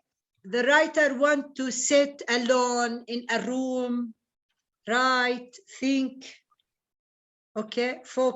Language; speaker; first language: English; non-native, learner; Arabic